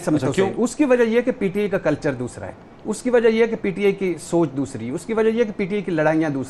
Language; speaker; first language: Urdu; native; Urdu